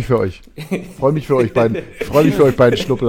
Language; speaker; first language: German; native; German